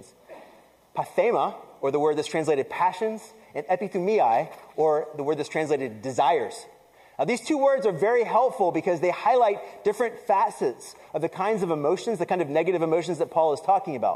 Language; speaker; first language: English; native; English